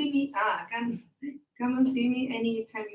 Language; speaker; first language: English; non-native, learner; Spanish